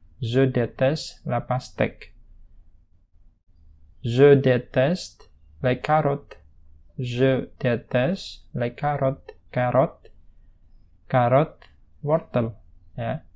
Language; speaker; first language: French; non-native, fluent; Indonesian